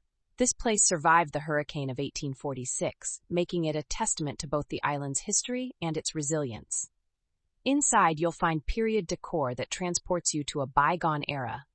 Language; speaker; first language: English; native; English